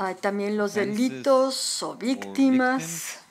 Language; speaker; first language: Spanish; non-native, learner; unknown